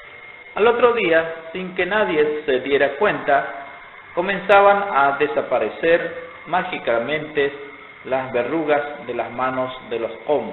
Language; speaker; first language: Spanish; non-native, local second language; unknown